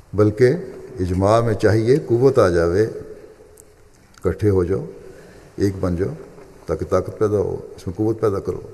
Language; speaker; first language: Urdu; native; Urdu